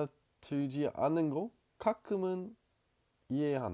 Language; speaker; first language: Korean; non-native, learner; English